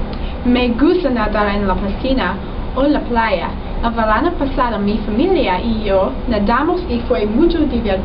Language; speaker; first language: Spanish; non-native, learner; English